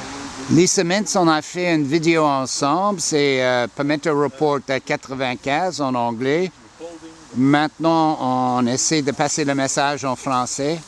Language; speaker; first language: French; non-native, local second language; English